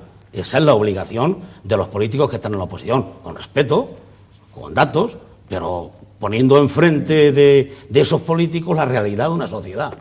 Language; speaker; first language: Spanish; native; Spanish